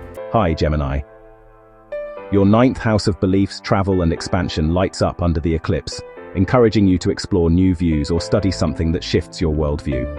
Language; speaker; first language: English; native; English